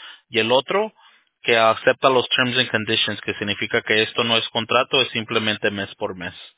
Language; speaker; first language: Spanish; early bilingual, heritage; Spanish